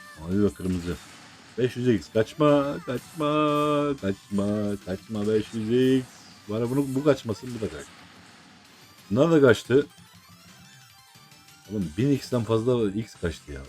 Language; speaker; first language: Turkish; native; Turkish